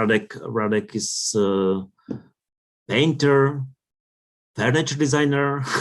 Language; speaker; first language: English; non-native, learner; Czech